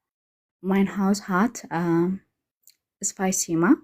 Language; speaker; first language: German; non-native, learner; Amharic